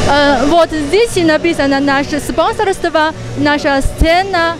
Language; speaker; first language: Russian; non-native, fluent; Chinese